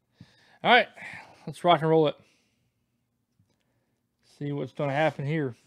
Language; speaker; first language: English; native; English